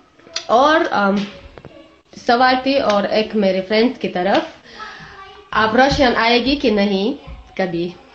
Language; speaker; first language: Hindi; non-native, learner; Russian